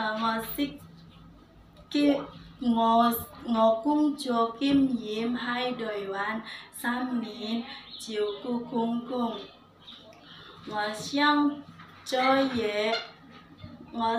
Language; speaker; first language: Cantonese; non-native, learner; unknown